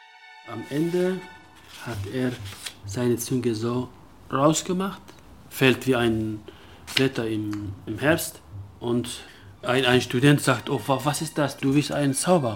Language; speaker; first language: German; non-native, local second language; Kurdish